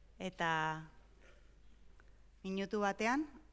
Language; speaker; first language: Basque; early bilingual, heritage; Basque